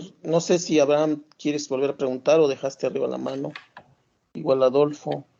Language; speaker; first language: Spanish; native; Spanish